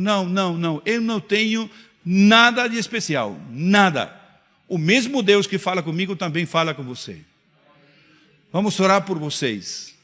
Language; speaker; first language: Portuguese; non-native, fluent; Spanish